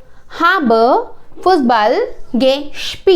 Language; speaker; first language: German; non-native, fluent; Hindi